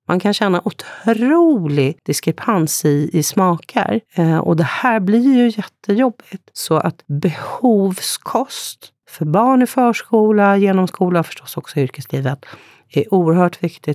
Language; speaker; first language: Swedish; native; Swedish